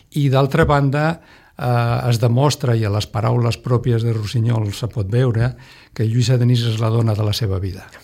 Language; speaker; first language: Catalan; non-native, local second language; Spanish